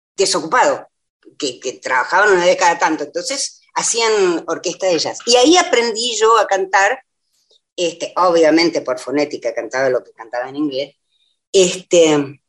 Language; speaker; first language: Spanish; native; Spanish